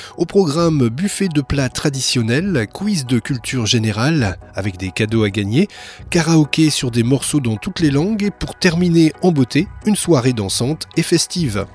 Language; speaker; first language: French; native; French